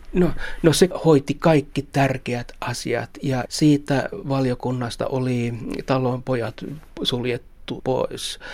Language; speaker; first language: Finnish; non-native, local second language; Swedish